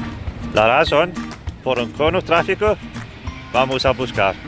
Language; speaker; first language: Spanish; non-native, fluent; English